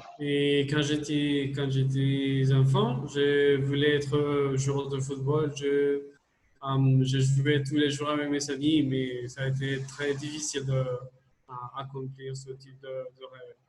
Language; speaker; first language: French; non-native, learner; Spanish